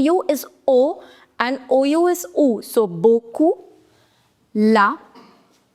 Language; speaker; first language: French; non-native, fluent; Hindi